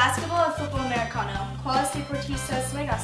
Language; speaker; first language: Spanish; non-native, learner; English